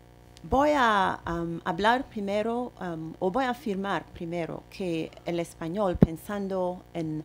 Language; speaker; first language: Spanish; non-native, fluent; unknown